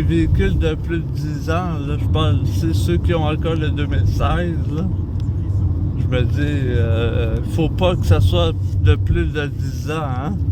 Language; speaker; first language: French; native; French